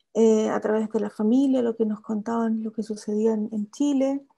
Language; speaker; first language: Spanish; native; Spanish